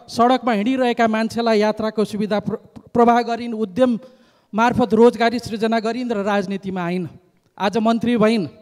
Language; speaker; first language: Nepali; native; Nepali